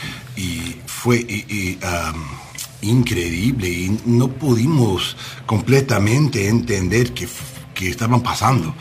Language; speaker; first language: Spanish; non-native, learner; English